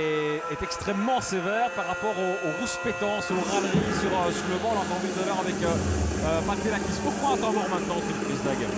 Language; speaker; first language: French; native; French